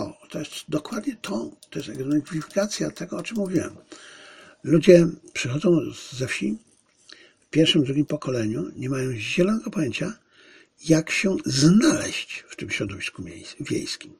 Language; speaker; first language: Polish; native; Polish